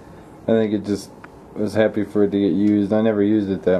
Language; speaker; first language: English; native; English